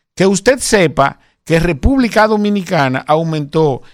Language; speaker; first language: Spanish; native; Spanish